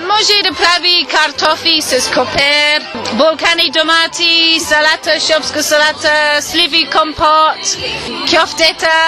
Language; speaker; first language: Bulgarian; non-native, learner; English